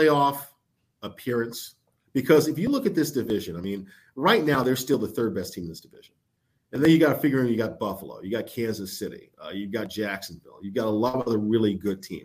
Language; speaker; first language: English; native; English